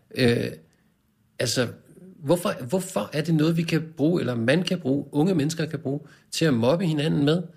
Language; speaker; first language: Danish; native; Danish